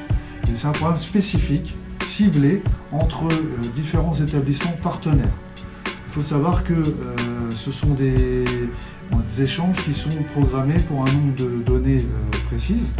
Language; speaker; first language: French; native; French